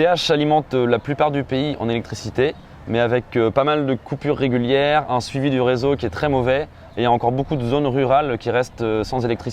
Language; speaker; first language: French; native; French